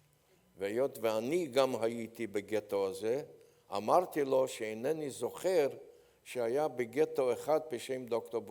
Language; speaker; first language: Hebrew; non-native, fluent; Polish